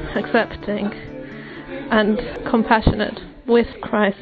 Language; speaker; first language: English; native; English